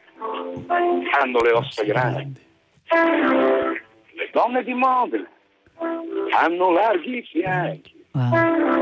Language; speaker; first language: Italian; native; Italian